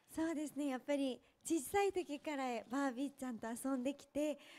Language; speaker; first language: Japanese; early bilingual, heritage; English